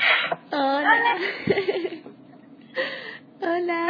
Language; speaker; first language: Spanish; non-native, learner; English